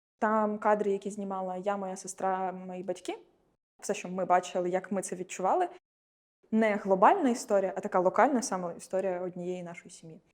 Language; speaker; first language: Ukrainian; non-native, local second language; Russian